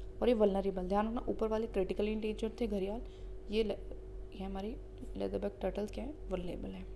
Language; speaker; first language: Hindi; native; Hindi